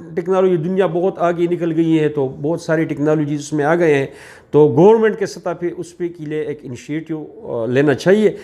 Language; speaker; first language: Urdu; non-native, local second language; Pashto